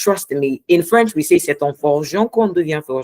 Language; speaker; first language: French; non-native, fluent; English